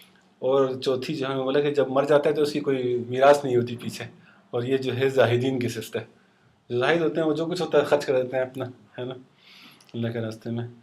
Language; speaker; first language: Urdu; non-native, fluent; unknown